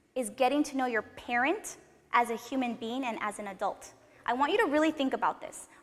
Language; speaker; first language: English; early bilingual, other home language; Spanish